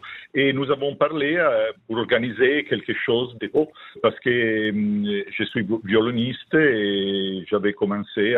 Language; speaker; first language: French; non-native, learner; Italian